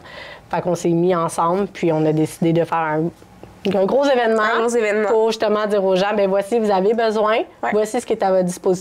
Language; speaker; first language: French; native; French